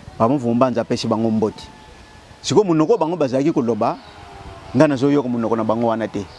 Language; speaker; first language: Lingala; non-native, local second language; Kongo